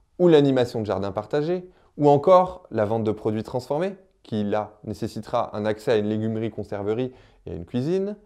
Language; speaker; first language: French; native; French